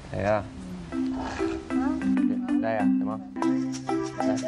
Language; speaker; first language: Vietnamese; non-native, learner; English